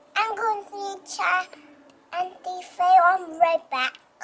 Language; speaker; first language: English; early bilingual, heritage; English